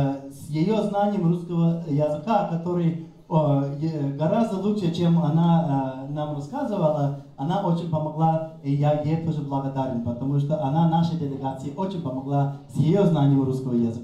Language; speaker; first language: Russian; non-native, fluent; English